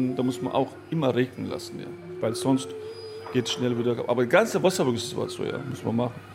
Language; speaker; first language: German; non-native, learner; Turkish